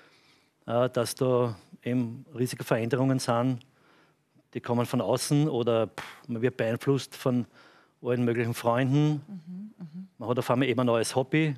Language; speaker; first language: German; native; German